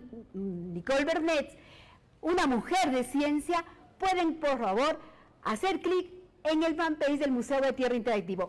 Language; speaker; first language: Spanish; native; Spanish